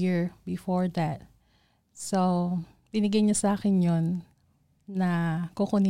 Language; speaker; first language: English; non-native, local second language; Filipino